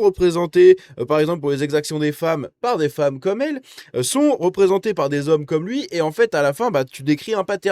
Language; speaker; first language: French; native; French